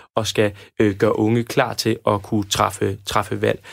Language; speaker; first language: Danish; native; Danish